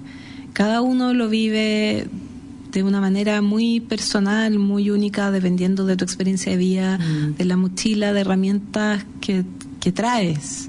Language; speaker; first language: Spanish; native; Spanish